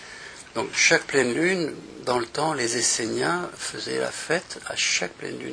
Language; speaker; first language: French; native; French